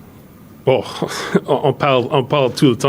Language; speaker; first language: French; non-native, fluent; English